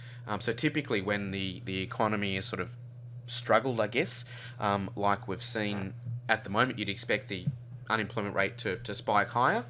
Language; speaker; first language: English; native; English